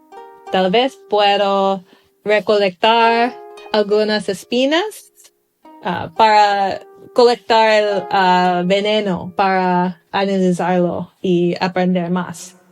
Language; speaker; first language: Spanish; non-native, learner; English